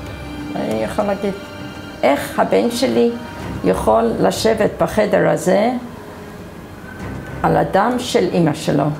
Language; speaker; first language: Hebrew; non-native, fluent; English